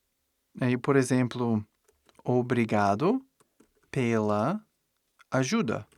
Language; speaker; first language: Portuguese; non-native, fluent; English